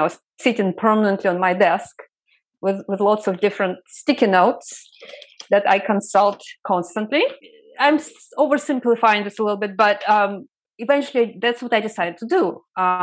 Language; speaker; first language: English; non-native, fluent; Russian